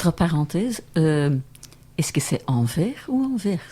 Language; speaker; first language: French; non-native, local second language; Dutch